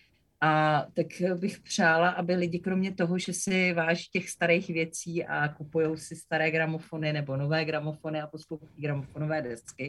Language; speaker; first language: Czech; native; Czech